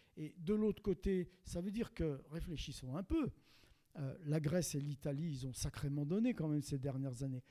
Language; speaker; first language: French; native; French